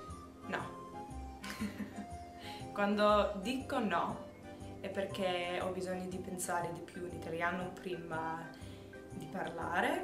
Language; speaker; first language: Italian; non-native, learner; English